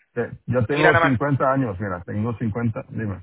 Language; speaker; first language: Spanish; non-native, local second language; English